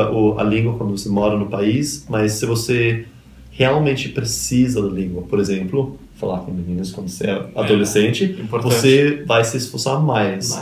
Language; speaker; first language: Portuguese; early bilingual, other home language; Danish